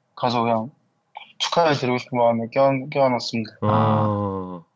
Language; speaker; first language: Korean; native; Korean